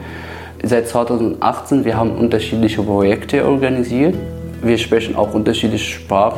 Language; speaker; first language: German; non-native, fluent; Arabic